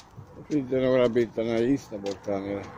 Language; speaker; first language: Swedish; non-native, learner; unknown